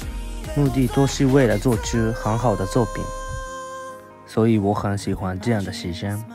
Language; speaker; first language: Chinese; non-native, fluent; Japanese